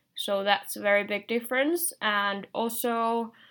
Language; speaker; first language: English; non-native, fluent; Finnish